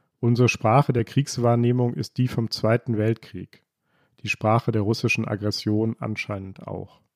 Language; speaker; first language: German; native; German